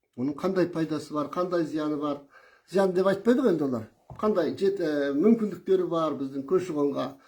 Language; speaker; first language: Kazakh; early bilingual, heritage; Kazakh